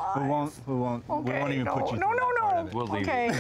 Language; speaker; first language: English; native; English